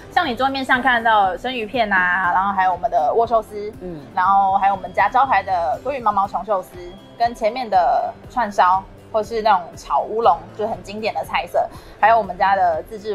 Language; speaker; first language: Chinese; native; Chinese